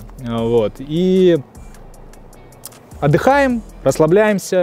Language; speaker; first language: Russian; native; Russian